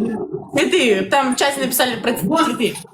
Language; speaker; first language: Russian; native; Russian